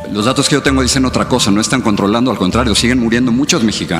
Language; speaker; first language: Spanish; native; Spanish